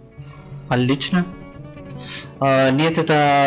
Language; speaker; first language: Russian; non-native, learner; Spanish